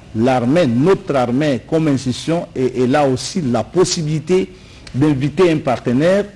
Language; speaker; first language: French; non-native, local second language; Luba-Lulua